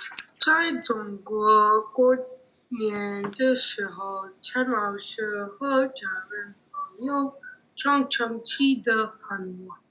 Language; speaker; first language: Chinese; non-native, learner; English